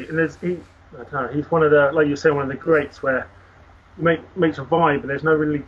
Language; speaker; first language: English; native; English